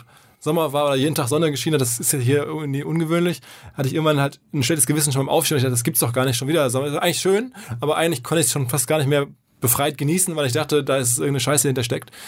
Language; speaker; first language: German; native; German